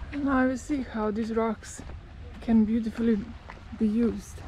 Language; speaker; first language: English; non-native, learner; Slovenian